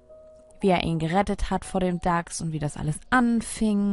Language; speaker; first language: German; native; German